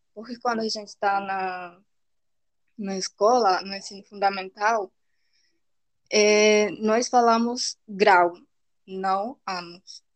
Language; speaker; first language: Portuguese; non-native, fluent; Spanish